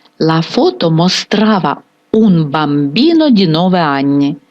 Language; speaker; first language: Italian; non-native, fluent; Ukrainian